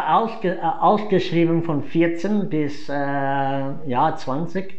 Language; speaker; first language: German; non-native, fluent; English